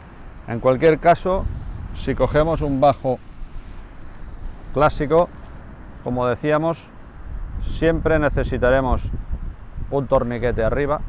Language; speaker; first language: Spanish; native; Spanish